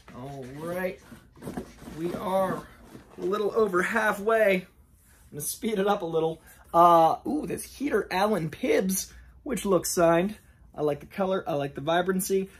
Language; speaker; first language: English; native; English